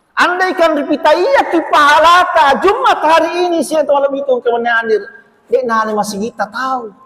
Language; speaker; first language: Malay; non-native, local second language; Buginese